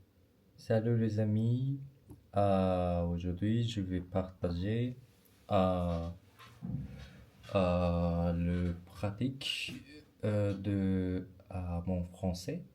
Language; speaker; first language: French; non-native, learner; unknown